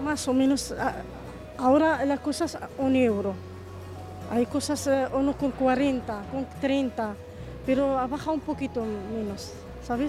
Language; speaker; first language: Spanish; non-native, learner; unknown